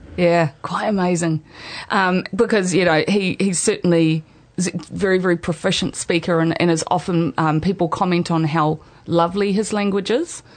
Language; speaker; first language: English; native; English